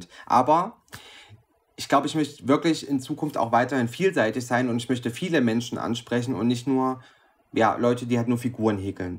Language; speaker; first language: German; native; German